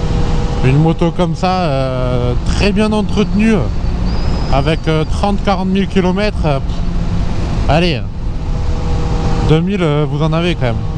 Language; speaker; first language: French; native; French